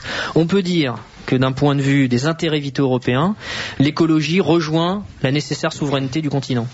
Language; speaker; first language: French; native; French